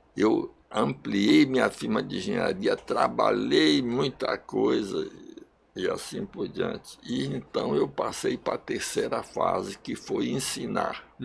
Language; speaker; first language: Portuguese; early bilingual, other home language; Russian